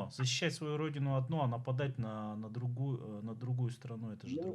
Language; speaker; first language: Russian; native; Russian